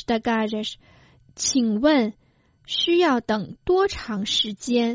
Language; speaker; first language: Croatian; non-native, fluent; Chinese